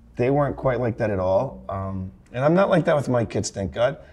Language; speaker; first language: English; native; English